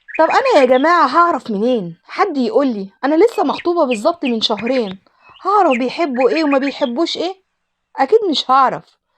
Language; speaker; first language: Egyptian Arabic; native; Egyptian Arabic